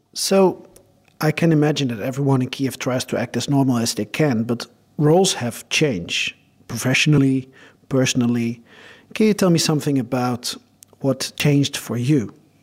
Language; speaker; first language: English; non-native, fluent; Dutch